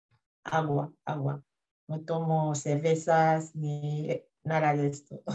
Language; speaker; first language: Spanish; non-native, fluent; French